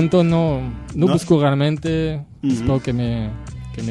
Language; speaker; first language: Spanish; non-native, fluent; French